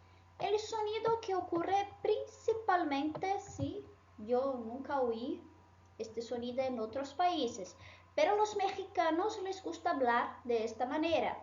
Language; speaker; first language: Spanish; non-native, fluent; Portuguese